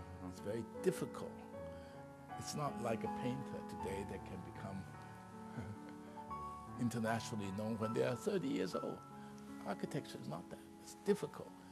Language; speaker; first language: English; non-native, fluent; Chinese